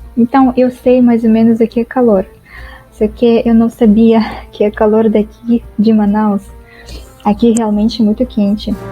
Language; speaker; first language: Portuguese; non-native, fluent; Russian